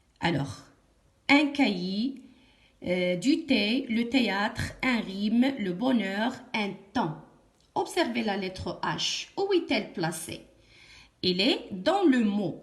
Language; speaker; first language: French; non-native, local second language; Arabic